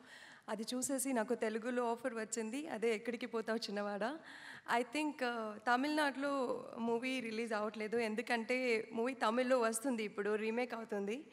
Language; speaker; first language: Telugu; non-native, learner; Kannada